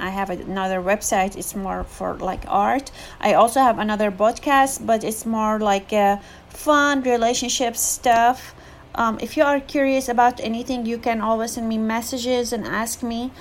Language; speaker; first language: English; non-native, fluent; Arabic